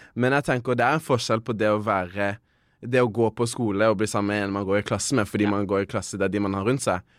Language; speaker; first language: Norwegian; native; Norwegian